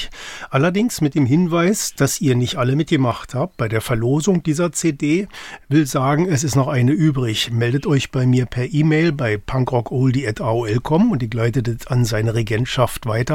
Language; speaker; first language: German; native; German